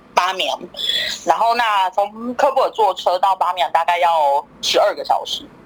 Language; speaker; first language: Chinese; native; Chinese